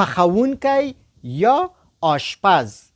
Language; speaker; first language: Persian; non-native, local second language; Pashto